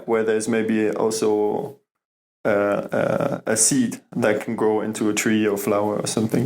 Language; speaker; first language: English; non-native, fluent; German